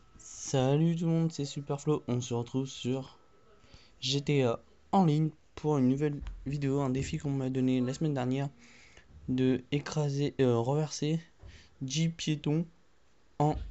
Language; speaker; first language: French; native; French